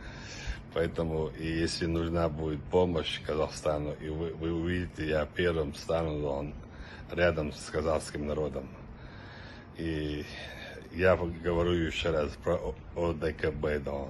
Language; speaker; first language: Russian; non-native, local second language; Chechen